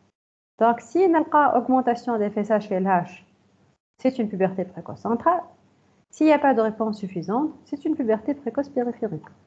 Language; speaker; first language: French; non-native, local second language; Arabic